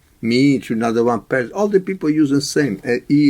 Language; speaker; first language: English; non-native, learner; Italian